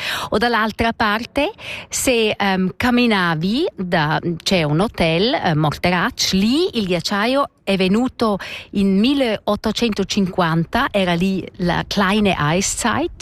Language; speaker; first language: Italian; non-native, local second language; Romansh